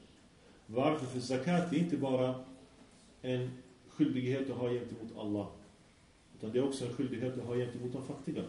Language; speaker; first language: Swedish; early bilingual, other home language; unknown